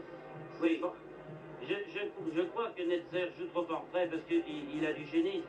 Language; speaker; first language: French; native; French